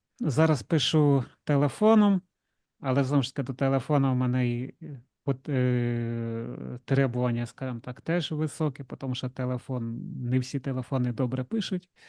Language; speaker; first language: Ukrainian; non-native, local second language; Russian